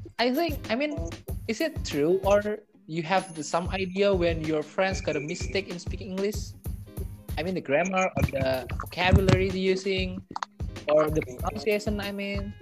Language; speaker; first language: English; non-native, learner; Indonesian